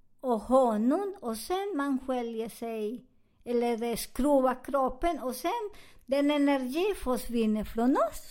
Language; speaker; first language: Swedish; non-native, learner; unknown